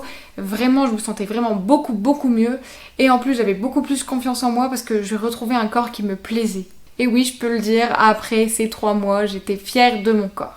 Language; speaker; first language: French; native; French